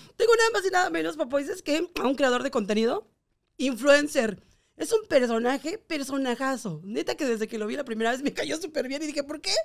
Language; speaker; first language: Spanish; native; Spanish